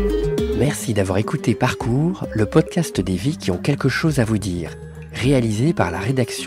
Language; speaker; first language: French; native; French